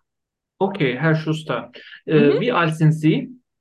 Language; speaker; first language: German; non-native, learner; Turkish